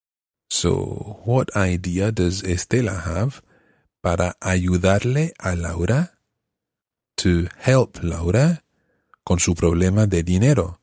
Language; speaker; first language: Spanish; non-native, fluent; English